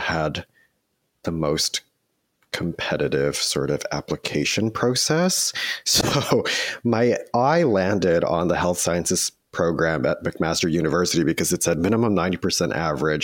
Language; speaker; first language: English; native; English